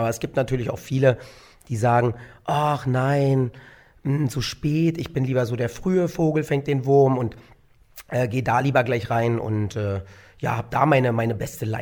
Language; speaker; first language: German; native; German